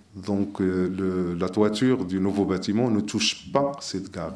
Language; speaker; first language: French; non-native, local second language; Arabic